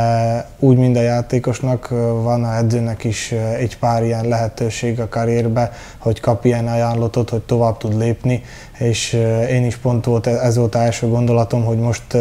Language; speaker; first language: Hungarian; early bilingual, heritage; Hungarian